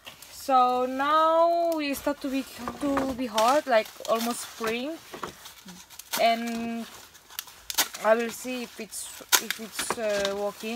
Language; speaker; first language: English; non-native, local second language; Malay